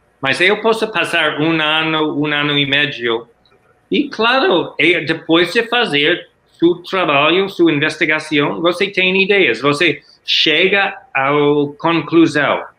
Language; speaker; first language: Portuguese; non-native, learner; English